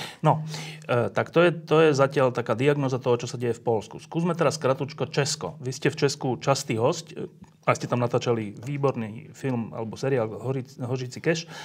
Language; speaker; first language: Slovak; native; Slovak